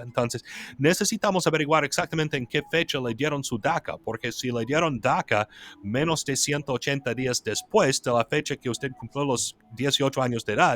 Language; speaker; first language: Spanish; non-native, fluent; English